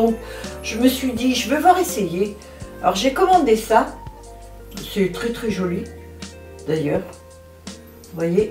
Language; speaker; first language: French; native; French